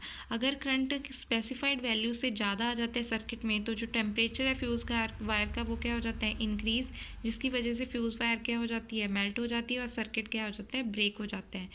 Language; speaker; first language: Hindi; native; Hindi